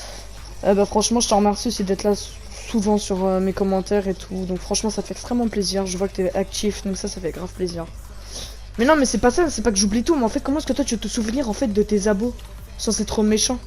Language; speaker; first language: French; native; French